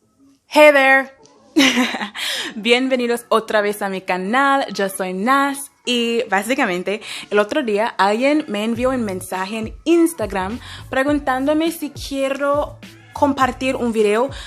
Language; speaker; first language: Spanish; non-native, fluent; English